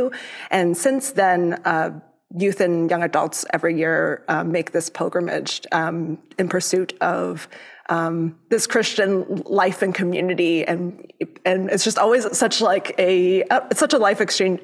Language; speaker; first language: English; early bilingual, other home language; Cantonese